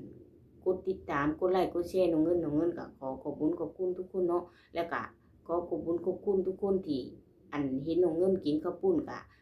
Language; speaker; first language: Thai; non-native, local second language; Lao